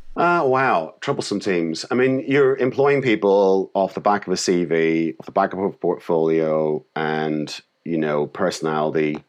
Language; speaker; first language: English; native; English